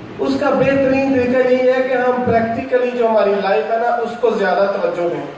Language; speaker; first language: Urdu; non-native, local second language; Punjabi